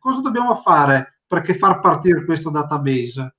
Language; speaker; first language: Italian; native; Italian